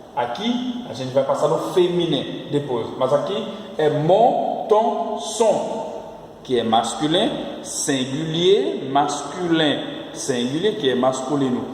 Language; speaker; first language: Portuguese; non-native, fluent; French